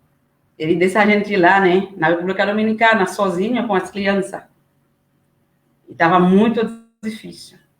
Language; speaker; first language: Portuguese; non-native, learner; Haitian Creole